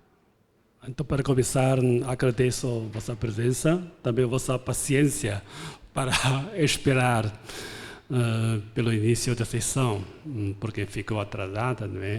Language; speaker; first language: Portuguese; non-native, fluent; Chinese